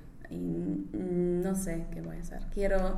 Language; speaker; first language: Spanish; non-native, learner; English